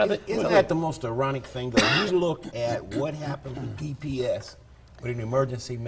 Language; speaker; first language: English; native; English